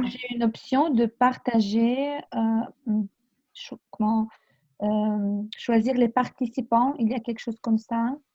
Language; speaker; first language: French; non-native, fluent; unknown